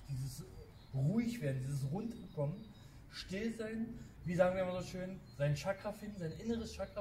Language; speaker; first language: German; native; German